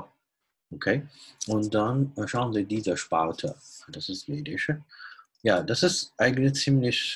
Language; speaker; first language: German; non-native, fluent; Chinese